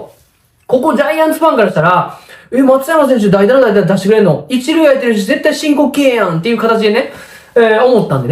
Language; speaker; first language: Japanese; native; Japanese